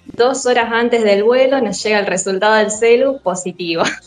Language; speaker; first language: Spanish; native; Spanish